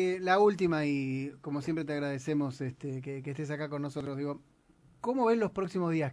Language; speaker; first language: Spanish; native; Spanish